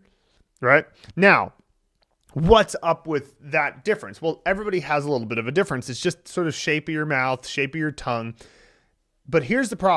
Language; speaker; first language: English; native; English